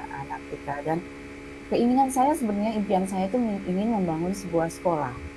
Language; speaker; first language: Indonesian; native; Indonesian